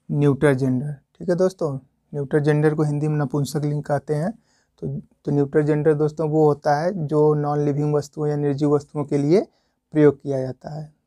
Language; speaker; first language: Hindi; native; Hindi